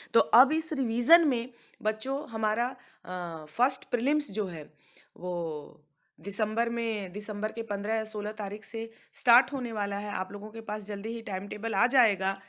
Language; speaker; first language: Hindi; native; Hindi